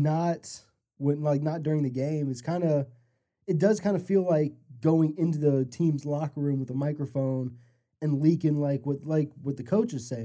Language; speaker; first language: English; native; English